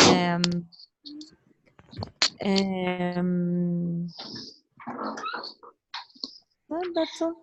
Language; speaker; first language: English; non-native, learner; Spanish